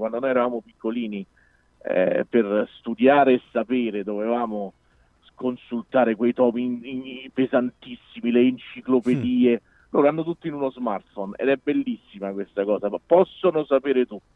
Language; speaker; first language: Italian; native; Italian